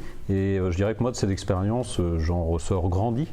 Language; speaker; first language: French; native; French